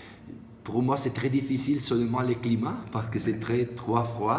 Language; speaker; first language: French; non-native, learner; Italian